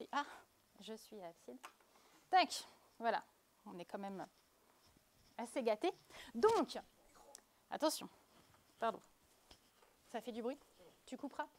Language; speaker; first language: French; native; French